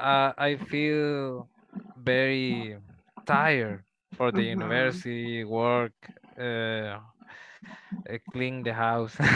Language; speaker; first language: English; non-native, learner; Spanish